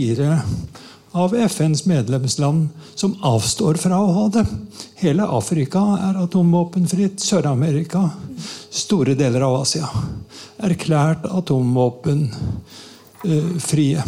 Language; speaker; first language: Norwegian; native; Norwegian